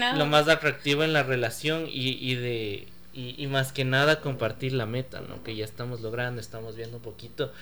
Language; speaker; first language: Spanish; native; Spanish